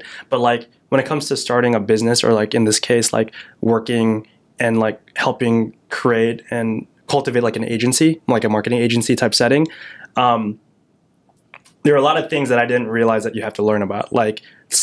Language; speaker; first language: English; native; English